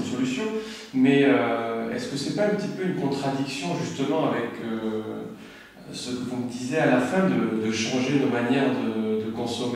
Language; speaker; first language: French; native; French